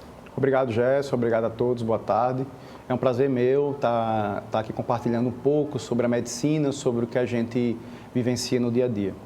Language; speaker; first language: Portuguese; native; Portuguese